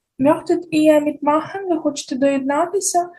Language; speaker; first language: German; non-native, fluent; Ukrainian